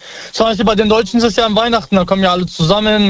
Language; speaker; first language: German; non-native, local second language; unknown